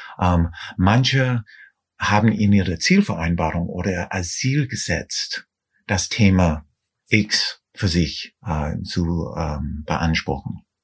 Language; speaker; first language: German; non-native, fluent; English